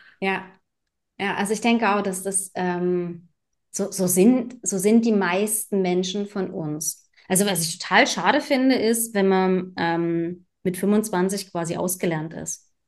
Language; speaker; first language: German; native; German